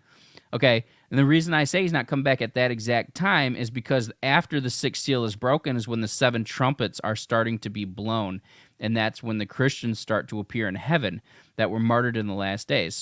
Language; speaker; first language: English; native; English